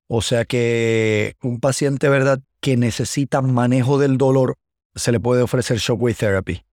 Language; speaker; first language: Spanish; native; Spanish